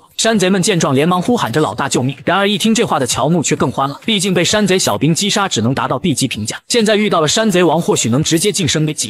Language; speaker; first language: Chinese; native; Chinese